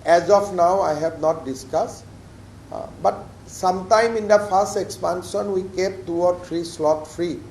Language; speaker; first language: English; non-native, local second language; Assamese